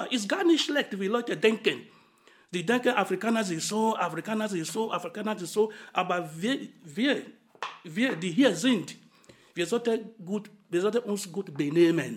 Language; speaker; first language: German; non-native, fluent; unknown